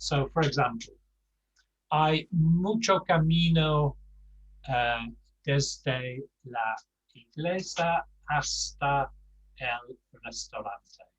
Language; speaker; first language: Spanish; non-native, fluent; English